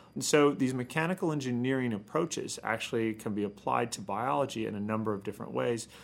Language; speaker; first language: English; native; English